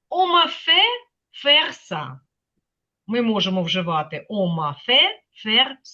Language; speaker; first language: French; non-native, fluent; Ukrainian